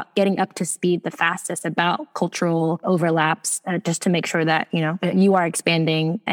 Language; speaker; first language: English; native; English